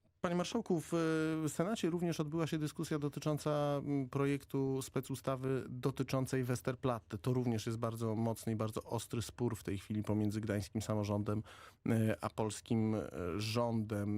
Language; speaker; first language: Polish; native; Polish